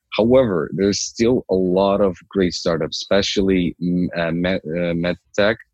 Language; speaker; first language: English; non-native, fluent; Ukrainian